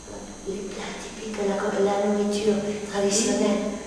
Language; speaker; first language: French; non-native, fluent; Spanish